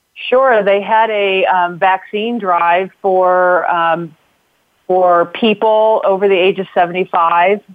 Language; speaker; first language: English; native; English